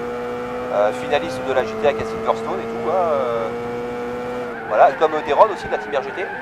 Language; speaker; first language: French; native; French